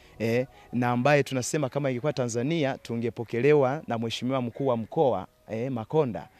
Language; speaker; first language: Swahili; native; Swahili